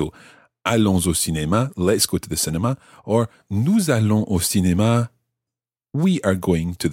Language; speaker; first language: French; non-native, fluent; English